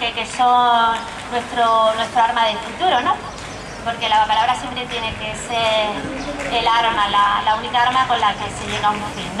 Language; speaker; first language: Spanish; native; Spanish